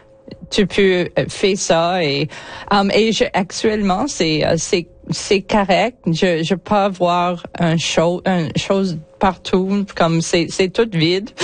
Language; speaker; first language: French; non-native, learner; English